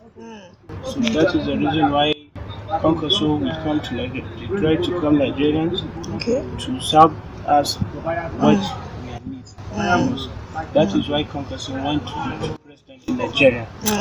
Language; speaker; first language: English; non-native, local second language; Hausa